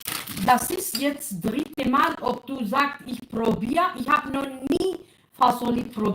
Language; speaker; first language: German; non-native, learner; Kurdish